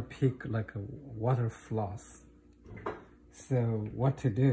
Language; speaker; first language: English; non-native, fluent; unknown